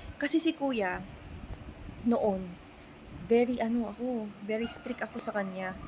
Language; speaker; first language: Filipino; non-native, local second language; Iloko